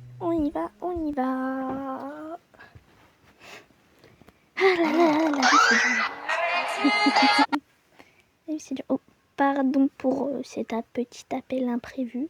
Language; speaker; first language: French; native; French